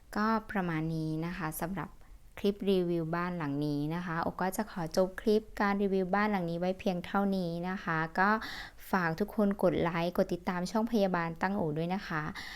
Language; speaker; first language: Thai; native; Thai